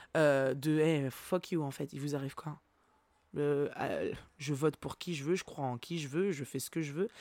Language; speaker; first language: French; native; French